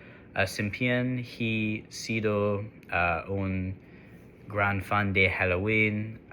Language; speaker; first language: Spanish; non-native, learner; English